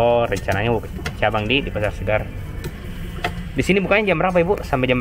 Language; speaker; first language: Indonesian; native; Indonesian